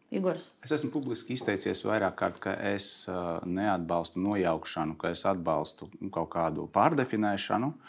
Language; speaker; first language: Latvian; non-native, local second language; Russian